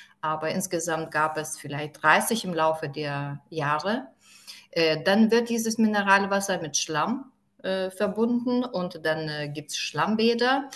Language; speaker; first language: German; non-native, fluent; Lithuanian